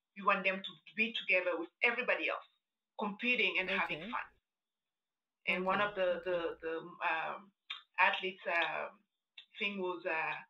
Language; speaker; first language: English; non-native, fluent; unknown